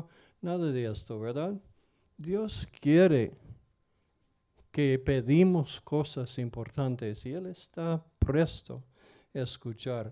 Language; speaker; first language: Spanish; non-native, fluent; English